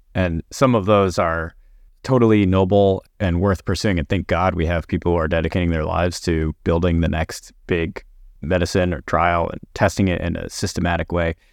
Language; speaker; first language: English; native; English